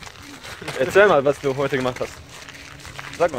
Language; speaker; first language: German; non-native, learner; Arabic